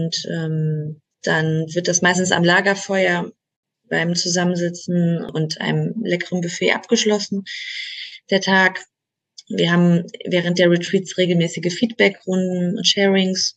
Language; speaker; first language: German; native; German